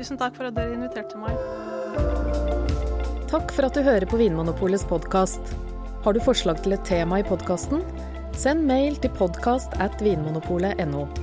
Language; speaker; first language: Norwegian; non-native, fluent; Ukrainian